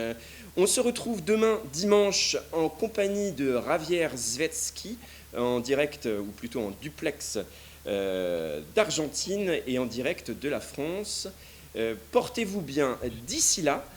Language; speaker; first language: French; native; French